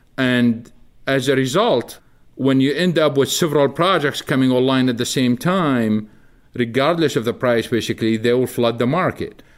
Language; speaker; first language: English; non-native, fluent; Arabic